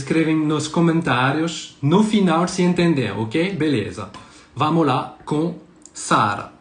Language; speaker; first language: Portuguese; non-native, learner; French